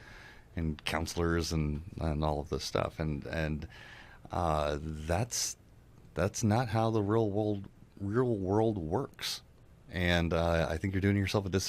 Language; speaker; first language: English; native; English